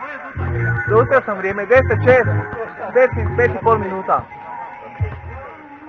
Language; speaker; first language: Bosnian; native; Bosnian